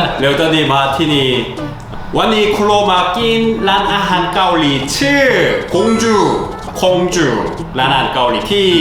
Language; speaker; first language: Thai; non-native, learner; Korean